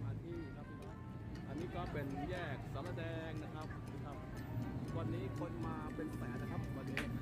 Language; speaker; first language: Thai; native; Thai